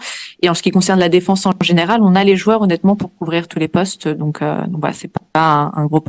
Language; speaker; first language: French; native; French